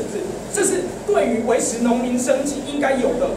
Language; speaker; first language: Chinese; native; Chinese